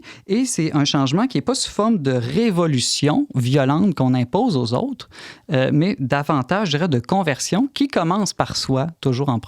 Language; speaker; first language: French; native; French